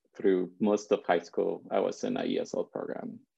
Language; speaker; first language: English; early bilingual, other home language; Spanish